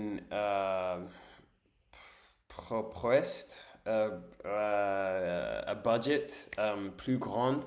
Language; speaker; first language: French; non-native, learner; English